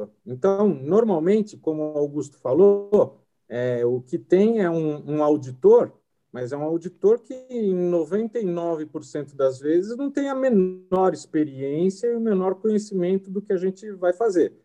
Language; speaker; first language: Portuguese; native; Portuguese